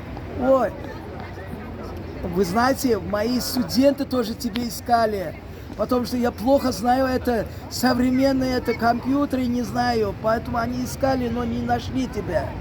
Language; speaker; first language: Russian; non-native, local second language; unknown